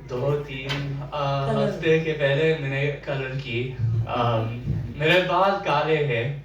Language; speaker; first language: Hindi; early bilingual, heritage; English